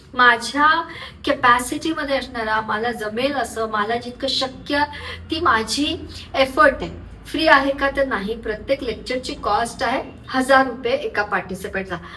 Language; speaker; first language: Marathi; non-native, local second language; Urdu